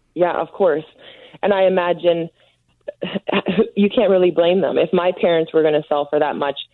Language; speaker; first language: English; native; English